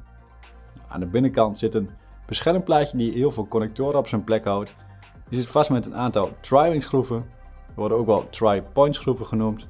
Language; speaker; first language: Dutch; native; Dutch